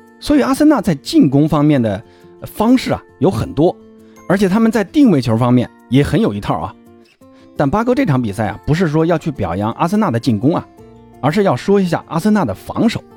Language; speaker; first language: Chinese; native; Chinese